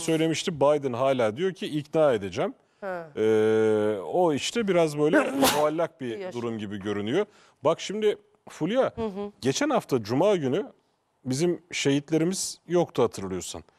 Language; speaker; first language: Turkish; native; Turkish